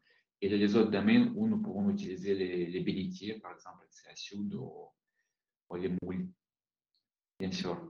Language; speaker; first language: French; non-native, fluent; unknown